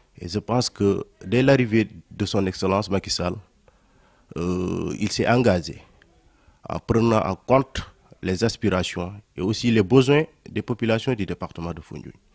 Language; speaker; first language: French; non-native, local second language; Wolof